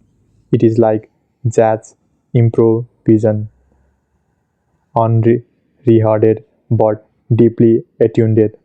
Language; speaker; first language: English; non-native, fluent; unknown